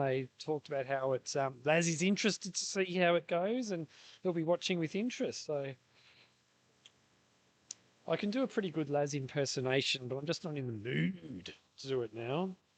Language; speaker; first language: English; native; English